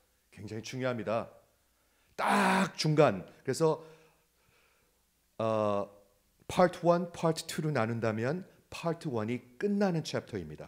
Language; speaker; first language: Korean; native; Korean